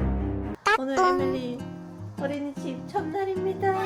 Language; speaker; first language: Korean; non-native, fluent; Swedish